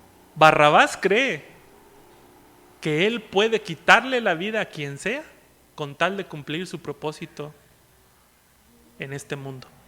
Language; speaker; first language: Spanish; native; Spanish